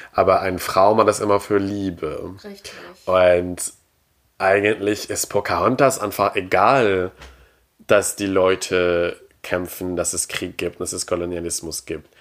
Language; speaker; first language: German; non-native, fluent; French